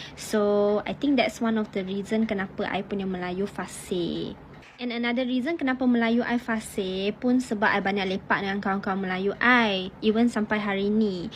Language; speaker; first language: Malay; non-native, local second language; Chinese